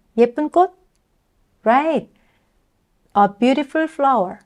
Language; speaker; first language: English; non-native, fluent; Korean